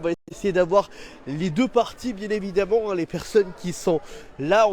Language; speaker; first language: French; native; French